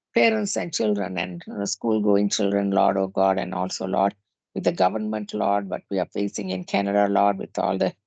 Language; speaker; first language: English; non-native, local second language; Tamil